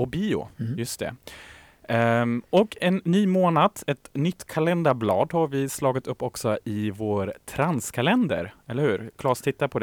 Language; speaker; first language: Swedish; native; Swedish